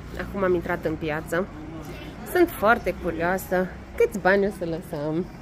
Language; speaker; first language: Romanian; non-native, local second language; Hungarian